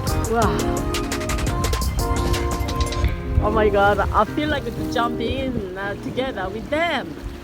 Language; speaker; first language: English; non-native, learner; Korean